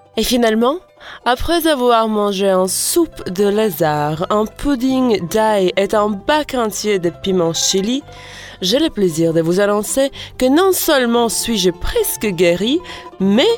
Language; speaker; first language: French; non-native, fluent; Latvian